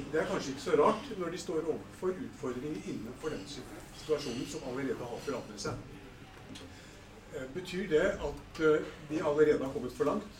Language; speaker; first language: Norwegian; native; Norwegian